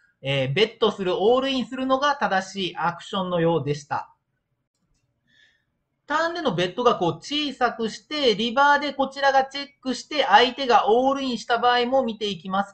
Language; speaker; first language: Japanese; native; Japanese